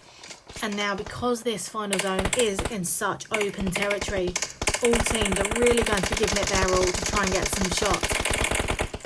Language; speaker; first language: English; native; English